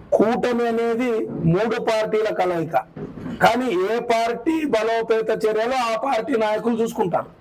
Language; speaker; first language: Telugu; native; Telugu